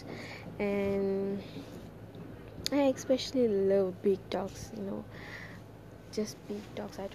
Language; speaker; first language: English; non-native, local second language; Tamil